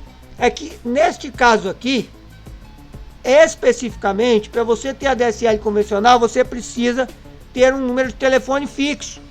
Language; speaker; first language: Portuguese; native; Portuguese